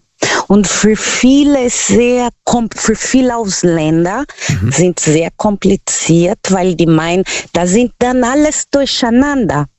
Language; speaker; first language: German; non-native, learner; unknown